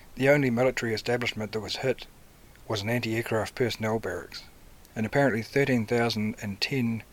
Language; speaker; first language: English; native; English